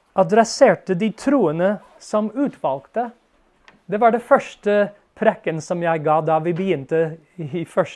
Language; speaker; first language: Norwegian; non-native, fluent; English